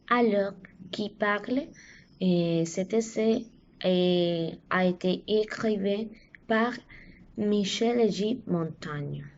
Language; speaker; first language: French; non-native, learner; Spanish